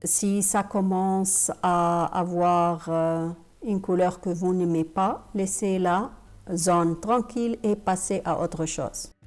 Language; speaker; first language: French; non-native, fluent; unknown